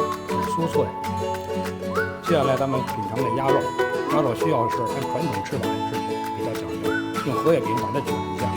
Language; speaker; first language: Chinese; native; Chinese